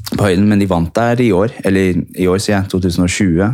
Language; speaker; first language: Norwegian; early bilingual, heritage; Norwegian